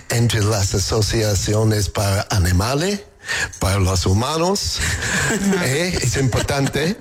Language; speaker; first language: Spanish; non-native, learner; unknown